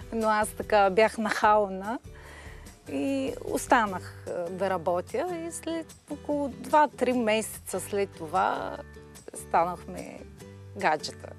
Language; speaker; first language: Bulgarian; early bilingual, heritage; Bulgarian